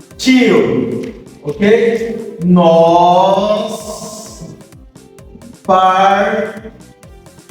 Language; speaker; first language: Portuguese; non-native, fluent; Haitian Creole